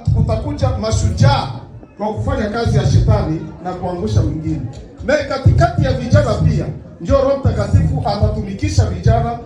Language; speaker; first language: Swahili; native; Swahili